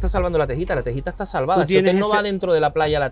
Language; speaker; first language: Spanish; native; Spanish